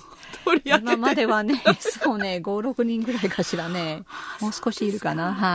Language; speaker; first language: Japanese; non-native, fluent; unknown